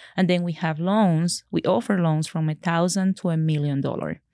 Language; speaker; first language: English; non-native, fluent; Spanish